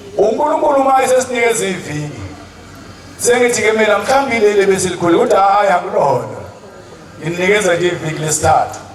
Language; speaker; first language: Zulu; native; Zulu